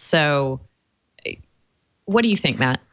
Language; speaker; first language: English; native; English